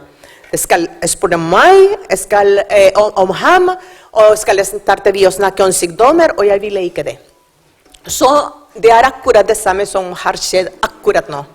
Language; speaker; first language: Norwegian; non-native, learner; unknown